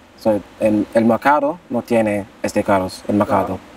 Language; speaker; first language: Spanish; non-native, learner; English